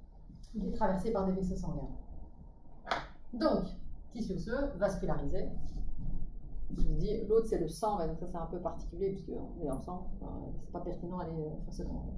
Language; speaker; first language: French; native; French